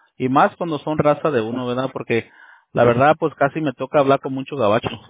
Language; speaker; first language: Spanish; early bilingual, heritage; Spanish